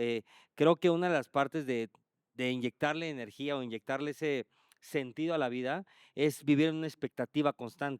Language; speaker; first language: Spanish; native; Spanish